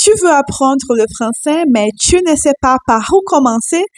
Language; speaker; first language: French; non-native, fluent; Portuguese